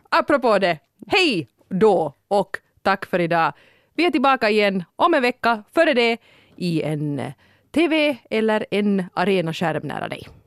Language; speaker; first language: Swedish; native; Swedish